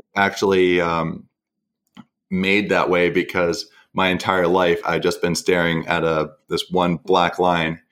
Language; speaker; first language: English; native; English